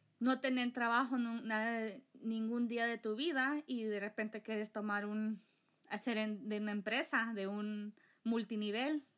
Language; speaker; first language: Spanish; early bilingual, heritage; Spanish